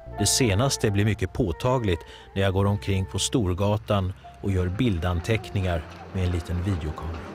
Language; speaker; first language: Swedish; early bilingual, other home language; Polish